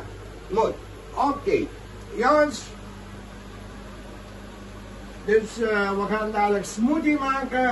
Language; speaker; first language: Dutch; non-native, local second language; Caribbean Hindustani